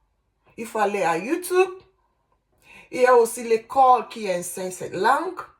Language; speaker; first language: French; non-native, learner; Igbo